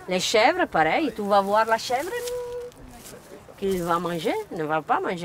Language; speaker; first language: French; non-native, learner; Italian